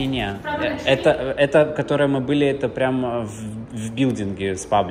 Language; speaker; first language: Russian; native; Russian